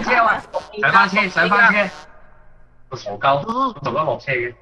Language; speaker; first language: Chinese; native; Chinese